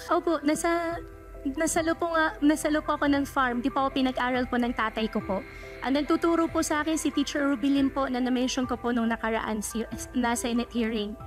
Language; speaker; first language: Filipino; native; Filipino